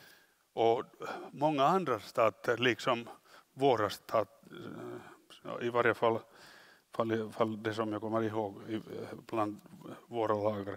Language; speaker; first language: Swedish; non-native, local second language; Finnish